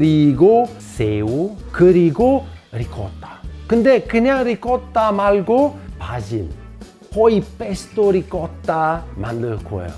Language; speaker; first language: Korean; non-native, fluent; Italian